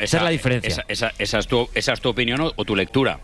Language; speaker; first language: Spanish; native; Spanish